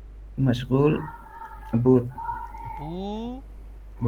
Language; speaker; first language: Persian; non-native, learner; Urdu